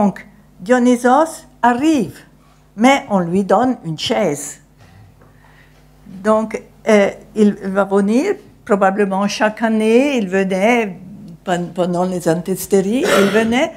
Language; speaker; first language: French; non-native, fluent; Italian